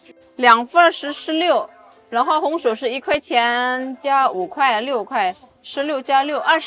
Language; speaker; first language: Chinese; non-native, fluent; Indonesian